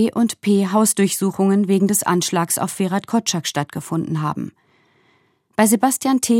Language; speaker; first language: German; native; German